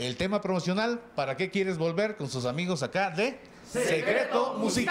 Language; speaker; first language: Spanish; native; Spanish